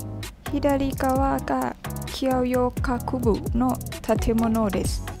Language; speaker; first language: Japanese; non-native, learner; Thai